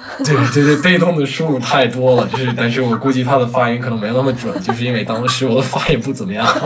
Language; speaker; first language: Chinese; non-native, fluent; English